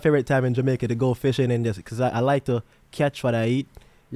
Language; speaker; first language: English; non-native, local second language; Jamaican Creole English